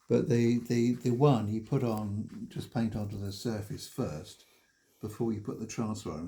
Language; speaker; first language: English; native; English